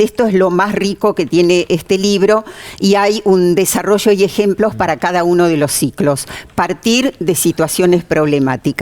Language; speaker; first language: Spanish; native; Spanish